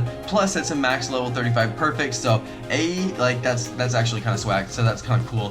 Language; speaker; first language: English; native; English